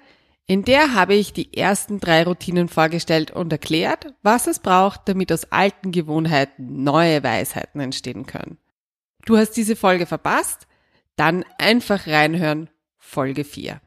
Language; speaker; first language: German; native; German